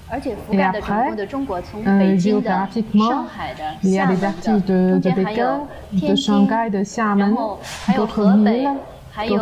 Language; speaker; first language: French; non-native, learner; Chinese